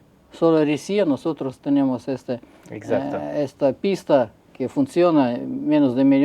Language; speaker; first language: Spanish; non-native, fluent; Russian